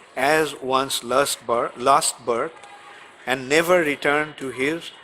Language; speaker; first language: English; non-native, local second language; Bangla